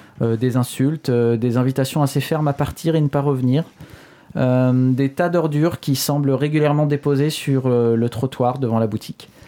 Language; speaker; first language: French; native; French